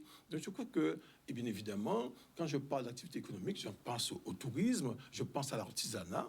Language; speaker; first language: French; native; French